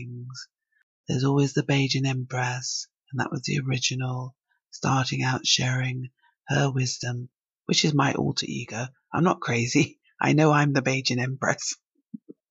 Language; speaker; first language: English; native; English